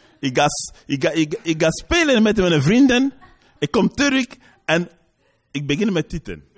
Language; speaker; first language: Dutch; non-native, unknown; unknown